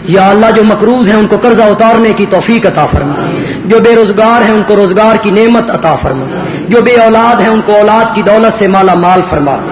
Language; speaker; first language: Urdu; non-native, local second language; Punjabi